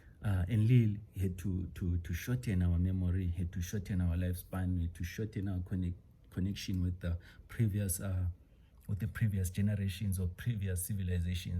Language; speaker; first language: English; non-native, local second language; Xhosa